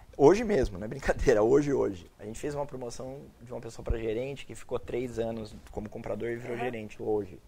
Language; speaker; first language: Portuguese; native; Portuguese